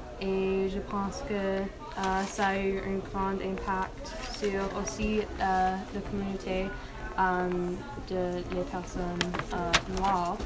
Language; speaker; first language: French; non-native, learner; English